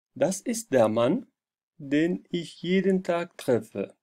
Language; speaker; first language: German; non-native, fluent; Turkish